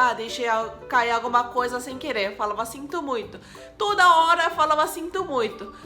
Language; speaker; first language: Portuguese; non-native, fluent; Korean